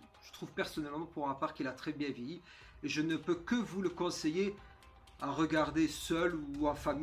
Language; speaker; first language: French; native; French